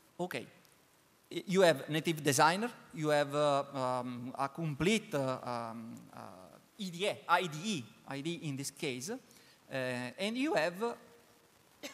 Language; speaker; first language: English; non-native, learner; Italian